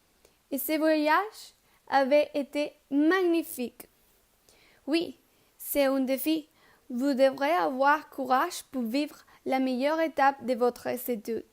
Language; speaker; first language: French; non-native, learner; Spanish